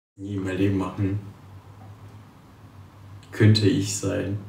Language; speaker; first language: German; early bilingual, other home language; Polish